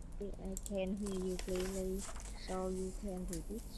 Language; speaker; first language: English; non-native, learner; Vietnamese